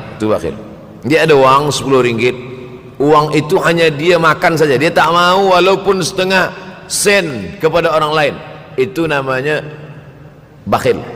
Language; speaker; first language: Malay; native; Malay